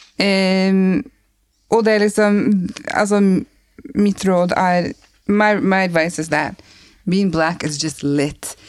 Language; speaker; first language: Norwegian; non-native, fluent; English